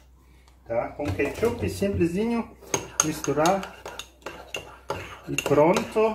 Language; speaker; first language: Portuguese; non-native, fluent; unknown